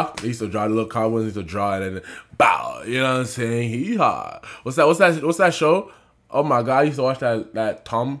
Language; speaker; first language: English; native; English